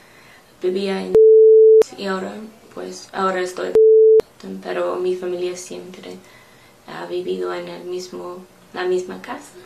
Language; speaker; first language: Spanish; non-native, learner; English